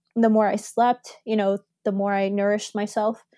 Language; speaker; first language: English; early bilingual, other home language; Spanish